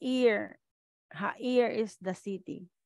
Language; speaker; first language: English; non-native, local second language; Filipino